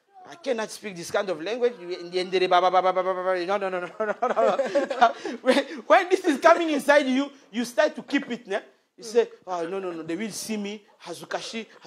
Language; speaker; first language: English; non-native, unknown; Lingala